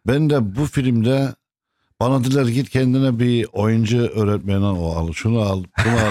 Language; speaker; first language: Turkish; non-native, fluent; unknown